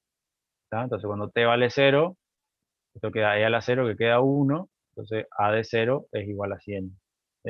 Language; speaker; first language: Spanish; native; Spanish